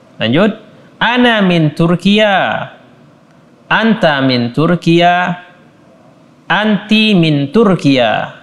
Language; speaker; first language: Arabic; non-native, fluent; Indonesian